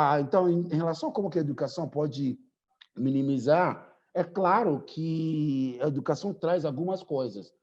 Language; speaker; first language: Portuguese; non-native, fluent; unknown